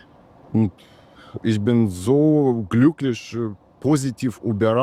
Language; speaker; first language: German; non-native, learner; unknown